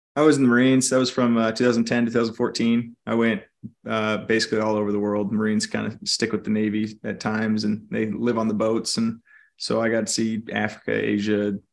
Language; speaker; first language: English; native; English